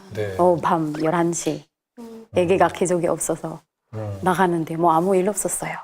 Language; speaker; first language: Korean; non-native, fluent; Filipino